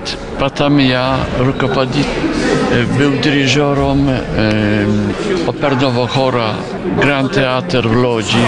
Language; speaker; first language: Russian; non-native, fluent; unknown